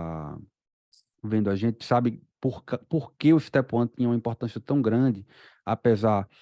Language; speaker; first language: Portuguese; native; Portuguese